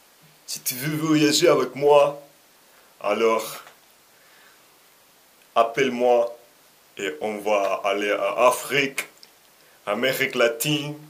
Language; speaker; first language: French; non-native, learner; Russian